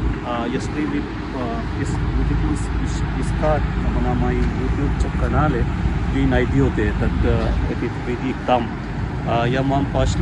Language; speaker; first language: Russian; non-native, learner; Urdu